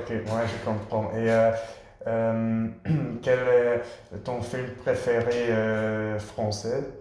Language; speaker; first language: French; non-native, learner; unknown